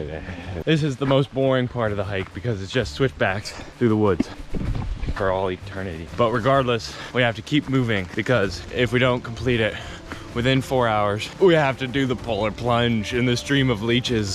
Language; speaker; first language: English; native; English